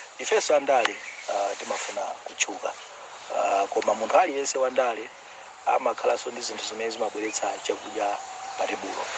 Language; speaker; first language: Nyanja; native; Nyanja